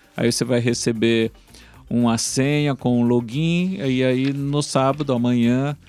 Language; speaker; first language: Portuguese; native; Portuguese